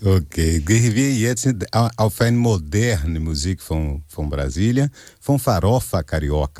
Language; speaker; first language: German; non-native, fluent; Portuguese